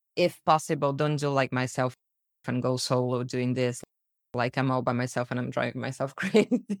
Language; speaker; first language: English; early bilingual, other home language; Portuguese